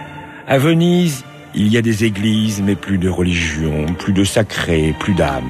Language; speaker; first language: French; native; French